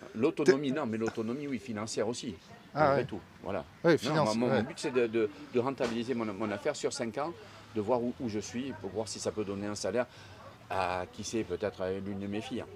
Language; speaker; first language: French; native; French